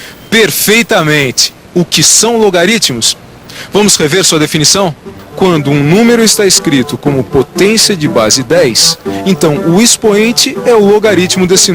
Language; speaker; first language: Portuguese; native; Portuguese